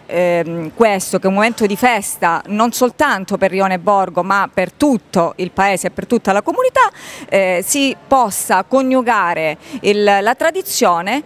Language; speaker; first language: Italian; native; Italian